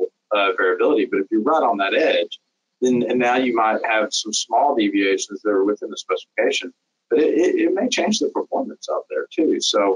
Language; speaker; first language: English; native; English